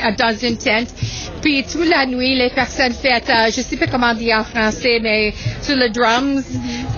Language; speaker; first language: French; non-native, local second language; English